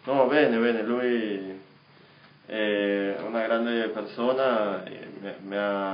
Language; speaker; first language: Italian; non-native, learner; Spanish